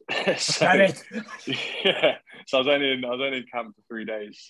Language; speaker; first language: English; native; English